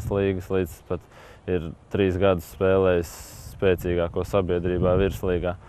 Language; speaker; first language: Latvian; native; Latvian